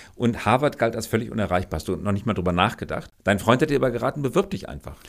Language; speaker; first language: German; native; German